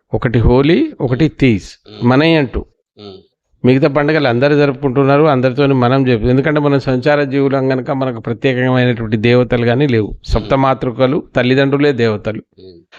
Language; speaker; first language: Telugu; non-native, local second language; Lambadi